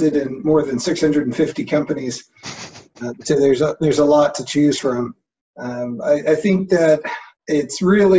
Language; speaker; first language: English; native; English